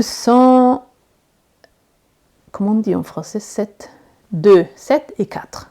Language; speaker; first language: French; non-native, learner; Italian